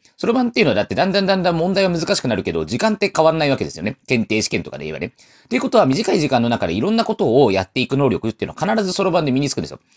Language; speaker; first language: Japanese; non-native, fluent; Chinese